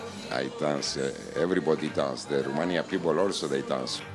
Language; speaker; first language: English; non-native, learner; Greek